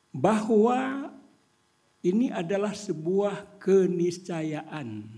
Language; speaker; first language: Indonesian; non-native, local second language; Minangkabau